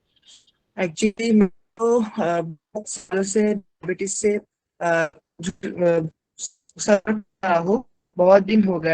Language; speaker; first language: Hindi; non-native, local second language; Bangla